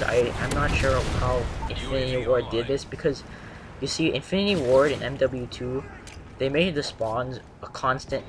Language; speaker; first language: English; native; English